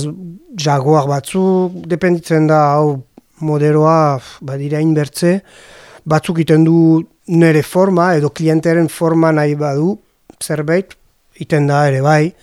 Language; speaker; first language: Basque; non-native, learner; French